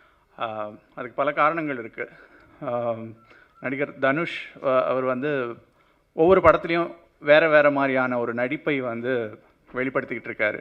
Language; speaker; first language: Tamil; native; Tamil